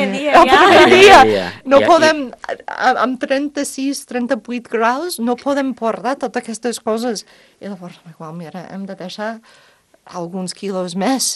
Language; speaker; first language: Catalan; non-native, fluent; English